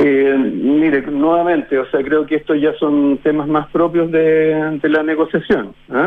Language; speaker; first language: Spanish; native; Spanish